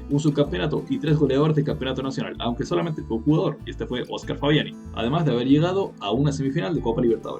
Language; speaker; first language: Spanish; native; Spanish